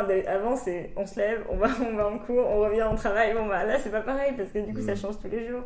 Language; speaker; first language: French; native; French